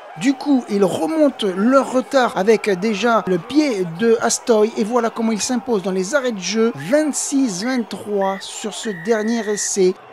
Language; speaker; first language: French; native; French